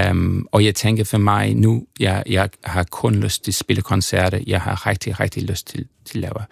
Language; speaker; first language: Danish; non-native, fluent; English